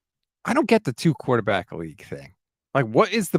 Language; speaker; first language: English; native; English